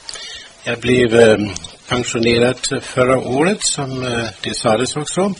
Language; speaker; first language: Swedish; non-native, fluent; German